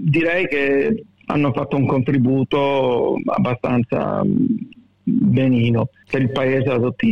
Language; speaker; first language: Italian; early bilingual, heritage; Italian